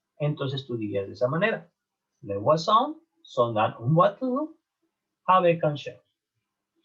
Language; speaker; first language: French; non-native, learner; Spanish